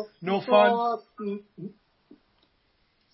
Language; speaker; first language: English; non-native, learner; Japanese